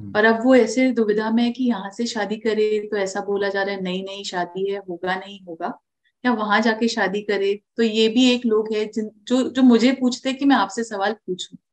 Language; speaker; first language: Hindi; non-native, local second language; Marathi